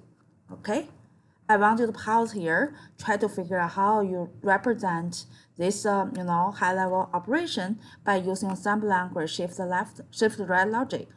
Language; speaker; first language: English; non-native, fluent; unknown